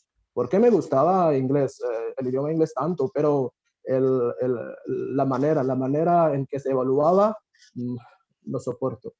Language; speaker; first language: Spanish; non-native, fluent; Bangla